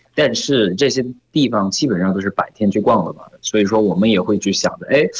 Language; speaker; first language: Chinese; non-native, fluent; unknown